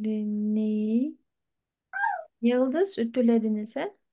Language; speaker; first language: Turkish; non-native, fluent; Kyrgyz